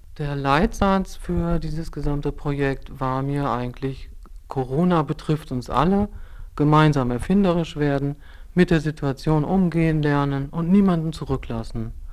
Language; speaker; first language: German; native; German